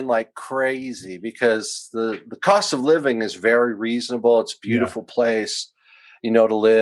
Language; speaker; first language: English; native; English